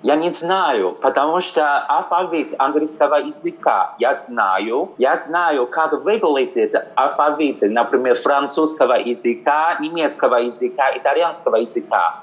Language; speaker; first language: Russian; non-native, fluent; Chinese